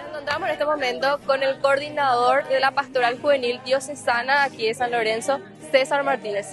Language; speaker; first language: Spanish; native; Spanish